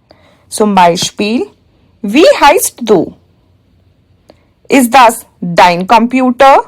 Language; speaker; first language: German; non-native, fluent; Hindi